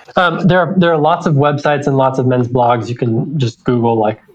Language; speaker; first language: English; native; English